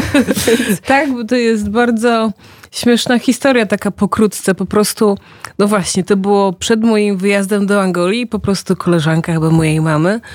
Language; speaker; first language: Polish; early bilingual, heritage; Polish